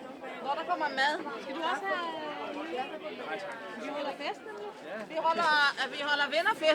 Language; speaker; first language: Danish; non-native, fluent; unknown